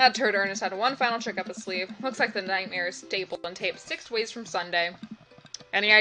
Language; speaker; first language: English; native; English